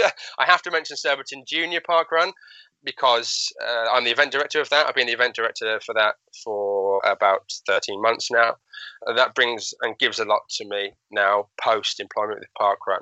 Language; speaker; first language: English; native; English